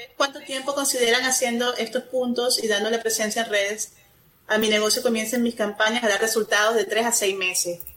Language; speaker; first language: Spanish; native; Spanish